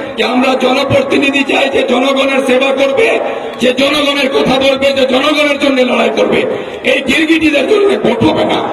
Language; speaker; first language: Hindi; non-native, local second language; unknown